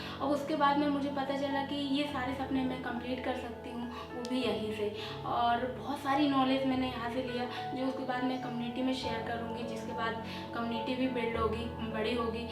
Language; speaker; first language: Hindi; native; Hindi